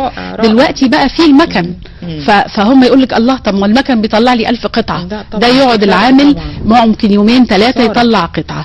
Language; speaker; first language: Arabic; native; Arabic